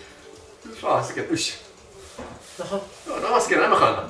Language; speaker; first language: Swedish; native; Swedish